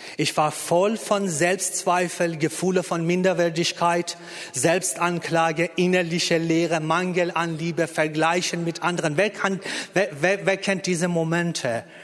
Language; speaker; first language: German; non-native, fluent; Persian